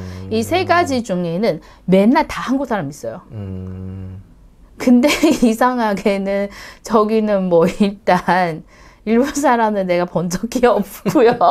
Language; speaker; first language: Korean; non-native, learner; Chinese